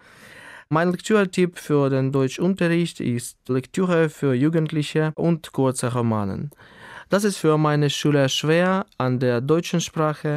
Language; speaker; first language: German; non-native, fluent; Ukrainian